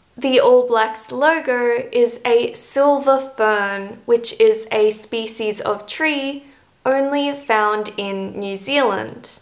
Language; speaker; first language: English; native; English